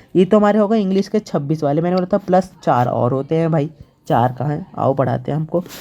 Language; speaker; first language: Hindi; native; Hindi